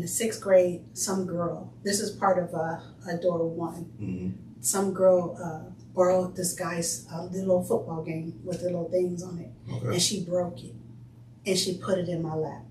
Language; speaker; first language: English; native; English